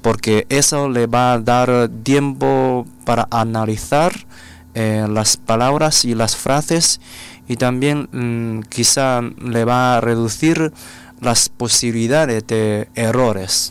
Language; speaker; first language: Spanish; non-native, fluent; Chinese